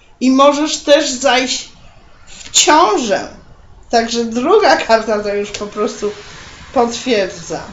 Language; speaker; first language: Polish; native; Polish